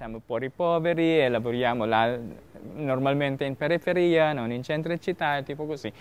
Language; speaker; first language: Spanish; non-native, learner; Filipino